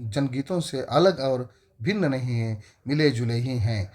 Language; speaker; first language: Hindi; non-native, local second language; Telugu